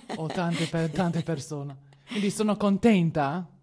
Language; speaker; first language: Italian; non-native, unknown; Spanish